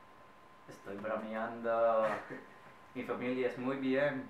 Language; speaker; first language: Spanish; non-native, learner; English